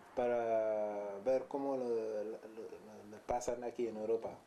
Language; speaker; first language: Spanish; non-native, learner; Wolof